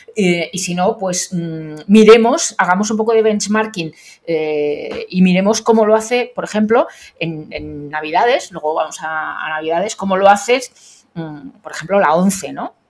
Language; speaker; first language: Spanish; native; Spanish